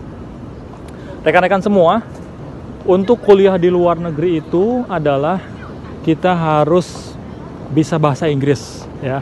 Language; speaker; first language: Indonesian; non-native, local second language; Sundanese